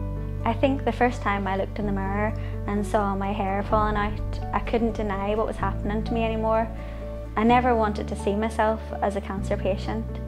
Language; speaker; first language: English; native; English